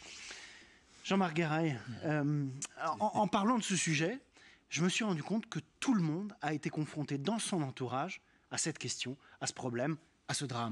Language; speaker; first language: French; native; French